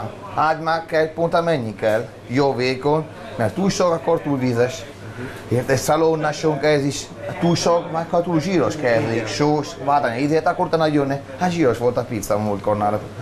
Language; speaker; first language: Hungarian; non-native, learner; Italian